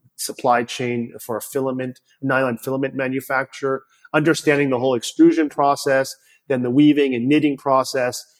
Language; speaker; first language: English; native; English